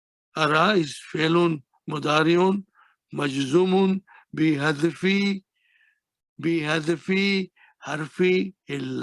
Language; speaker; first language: Arabic; non-native, fluent; Urdu